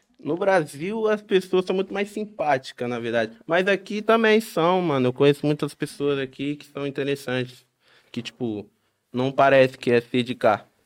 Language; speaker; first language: Portuguese; native; Portuguese